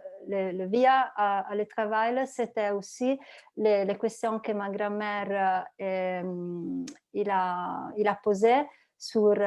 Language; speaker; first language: French; non-native, learner; Italian